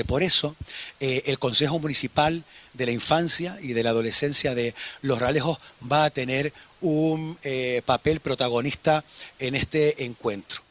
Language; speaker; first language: Spanish; native; Spanish